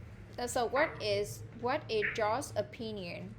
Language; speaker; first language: English; non-native, fluent; Vietnamese